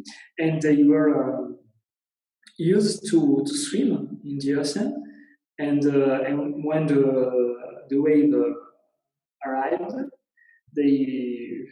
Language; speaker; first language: English; non-native, learner; Italian